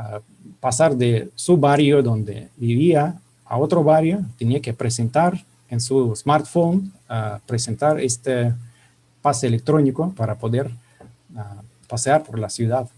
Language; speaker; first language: Spanish; non-native, fluent; Russian